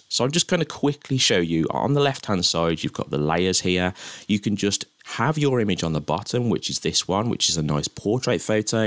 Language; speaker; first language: English; native; English